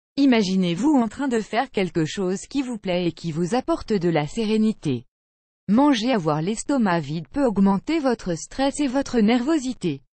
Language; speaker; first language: French; native; French